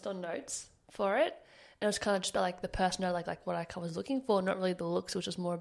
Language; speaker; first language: English; native; English